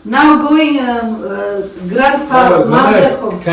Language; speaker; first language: English; non-native, learner; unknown